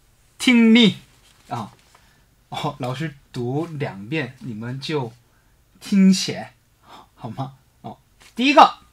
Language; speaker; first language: Chinese; non-native, fluent; Korean